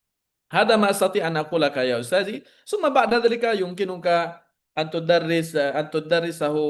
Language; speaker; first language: Arabic; non-native, fluent; Indonesian